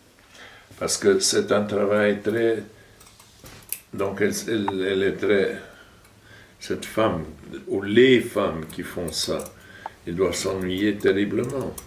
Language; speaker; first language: French; non-native, fluent; German